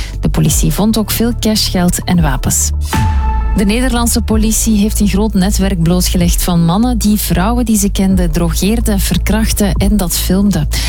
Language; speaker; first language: Dutch; native; Dutch